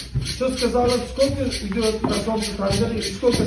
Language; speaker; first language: Russian; non-native, local second language; Uzbek